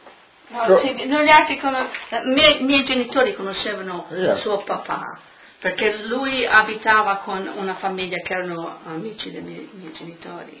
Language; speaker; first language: Italian; non-native, local second language; Friulian